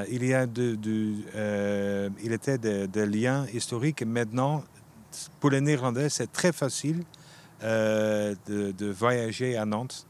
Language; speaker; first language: French; non-native, fluent; Dutch